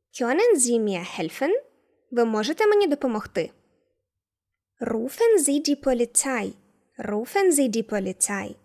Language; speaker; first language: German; non-native, fluent; Ukrainian